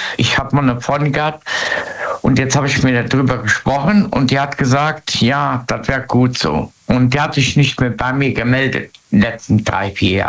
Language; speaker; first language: German; native; German